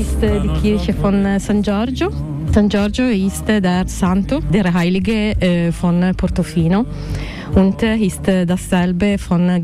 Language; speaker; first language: German; non-native, learner; Italian